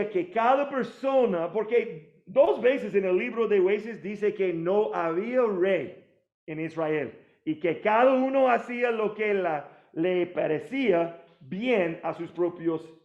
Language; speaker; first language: Spanish; non-native, learner; English